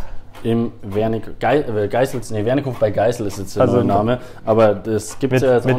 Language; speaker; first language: German; native; German